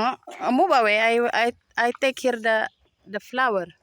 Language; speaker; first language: English; non-native, local second language; Filipino